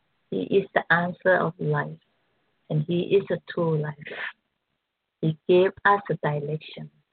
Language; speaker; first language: English; non-native, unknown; Thai